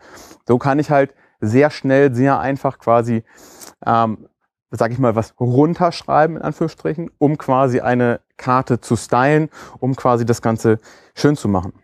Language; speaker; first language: German; native; German